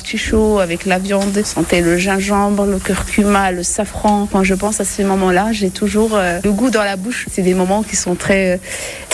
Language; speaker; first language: French; non-native, local second language; Arabic